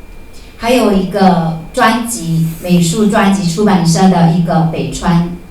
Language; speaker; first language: Chinese; native; Chinese